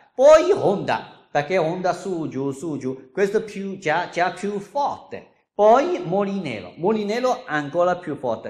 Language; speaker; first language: Italian; non-native, learner; Chinese